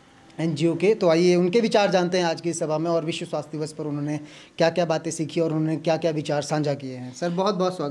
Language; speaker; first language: Hindi; native; Hindi